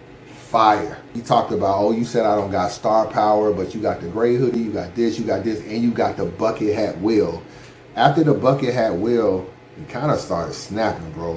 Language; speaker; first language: English; native; English